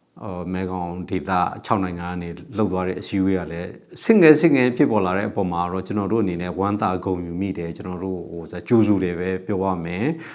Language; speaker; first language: Burmese; non-native, local second language; S'gaw Karen